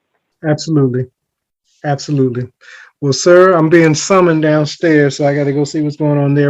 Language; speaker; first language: English; native; English